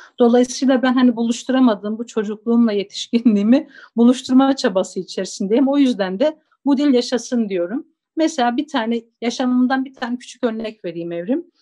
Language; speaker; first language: Turkish; non-native, local second language; Zaza